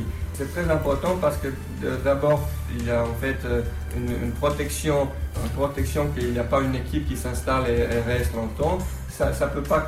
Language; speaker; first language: French; non-native, fluent; Slovenian